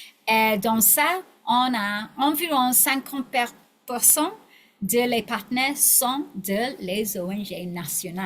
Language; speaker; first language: French; non-native, learner; English